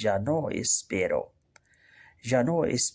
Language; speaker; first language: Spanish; non-native, fluent; Urdu